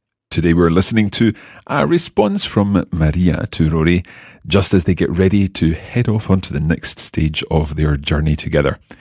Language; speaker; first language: English; native; English